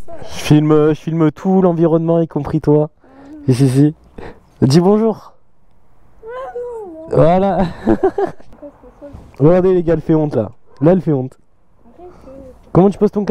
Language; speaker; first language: French; native; French